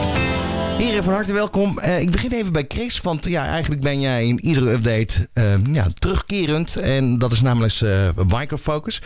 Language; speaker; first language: Dutch; native; Dutch